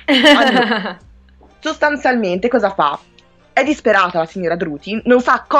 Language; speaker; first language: Italian; native; Italian